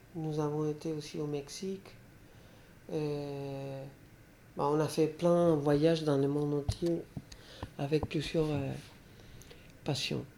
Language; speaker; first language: French; non-native, fluent; Spanish